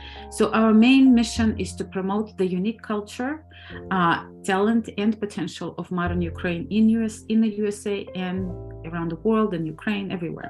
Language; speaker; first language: English; non-native, fluent; Ukrainian